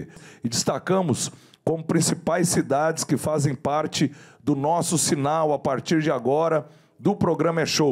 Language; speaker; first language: Portuguese; native; Portuguese